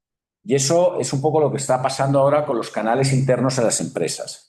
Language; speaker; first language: Spanish; native; Spanish